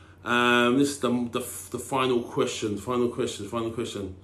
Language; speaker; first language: English; native; English